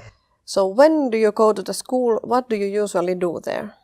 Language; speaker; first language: English; non-native, fluent; Finnish